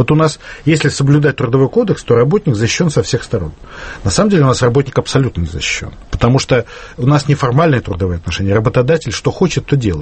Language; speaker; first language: Russian; native; Russian